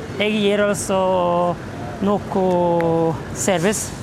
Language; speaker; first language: Norwegian; non-native, local second language; Somali